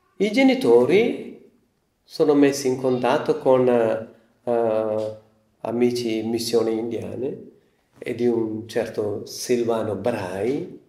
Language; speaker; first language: Italian; non-native, fluent; Malayalam